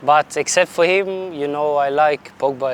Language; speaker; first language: English; non-native, fluent; Swedish